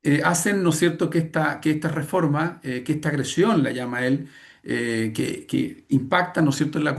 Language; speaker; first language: Spanish; native; Spanish